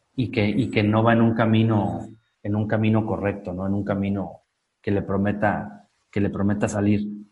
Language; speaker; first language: Spanish; native; Spanish